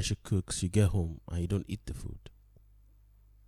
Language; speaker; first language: English; non-native, local second language; Yoruba